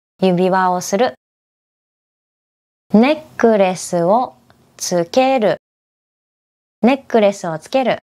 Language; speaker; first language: Japanese; native; Japanese